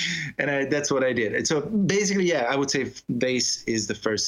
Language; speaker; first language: English; non-native, fluent; Italian